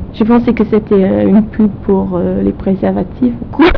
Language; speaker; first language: French; non-native, fluent; German